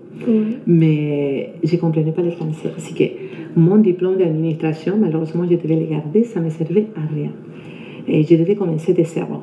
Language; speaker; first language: French; non-native, fluent; Spanish